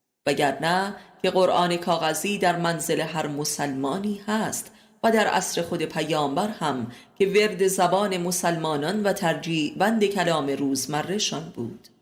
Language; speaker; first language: Persian; native; Persian